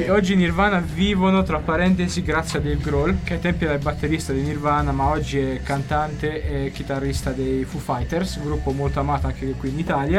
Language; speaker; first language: Italian; native; Italian